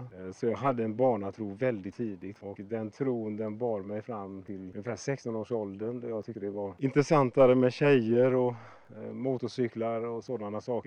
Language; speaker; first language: Swedish; native; Swedish